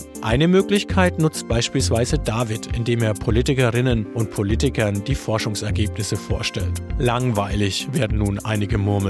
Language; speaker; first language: German; native; German